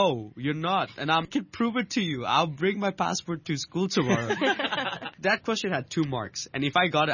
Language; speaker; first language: English; non-native, local second language; Bangla